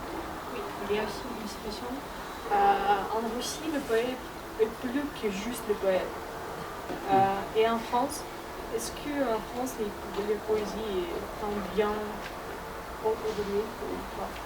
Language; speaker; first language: French; non-native, fluent; Russian